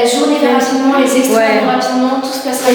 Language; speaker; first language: French; native; French